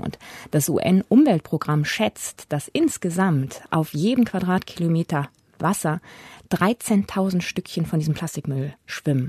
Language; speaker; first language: German; native; German